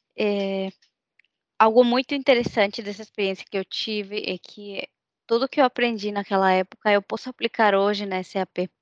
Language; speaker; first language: Portuguese; non-native, fluent; Spanish